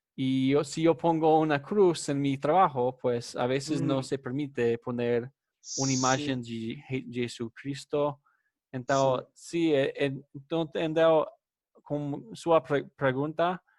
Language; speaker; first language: Spanish; non-native, fluent; English